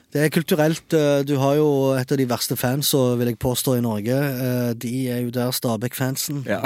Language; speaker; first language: Norwegian; early bilingual, other home language; Arabic